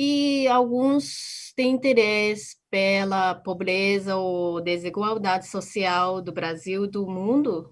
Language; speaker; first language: Portuguese; non-native, fluent; Japanese